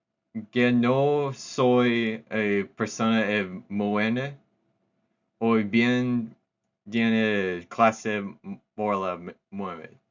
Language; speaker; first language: Spanish; non-native, learner; English